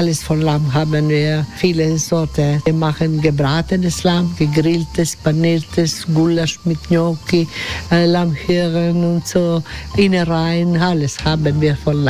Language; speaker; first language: German; non-native, learner; Croatian